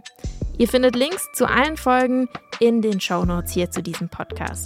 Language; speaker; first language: German; early bilingual, other home language; English